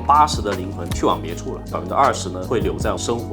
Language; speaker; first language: Chinese; native; Chinese